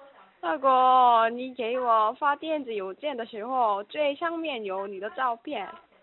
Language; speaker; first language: Chinese; non-native, learner; Korean